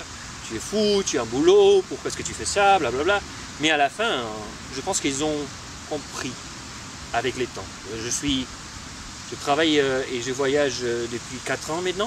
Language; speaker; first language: French; non-native, fluent; Spanish